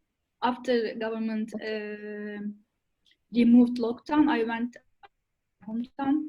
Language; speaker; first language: English; non-native, fluent; Turkish